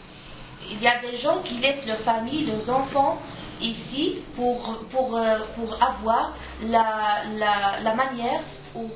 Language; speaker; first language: French; non-native, learner; Arabic